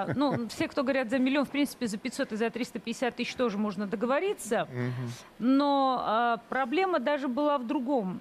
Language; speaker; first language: Russian; native; Russian